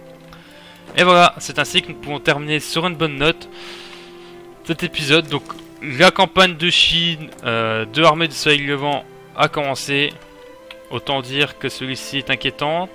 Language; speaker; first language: French; native; French